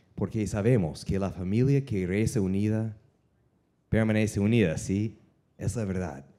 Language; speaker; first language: Spanish; non-native, learner; English